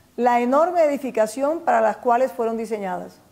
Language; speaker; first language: Spanish; native; Spanish